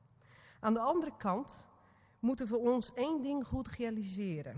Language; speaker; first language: Dutch; non-native, fluent; Portuguese